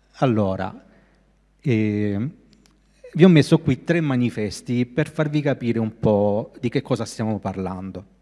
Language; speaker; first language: Italian; native; Italian